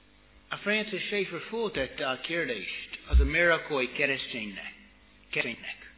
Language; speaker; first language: Hungarian; non-native, fluent; English